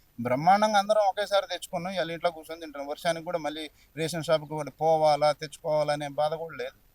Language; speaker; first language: Telugu; native; Telugu